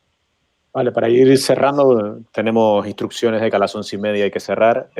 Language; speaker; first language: Spanish; native; Spanish